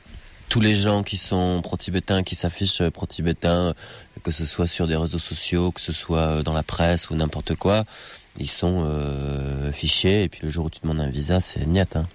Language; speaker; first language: French; native; French